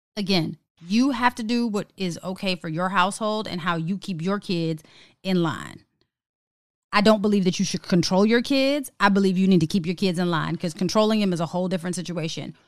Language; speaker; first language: English; native; English